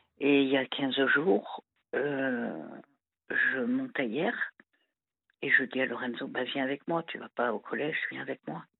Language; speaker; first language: French; native; French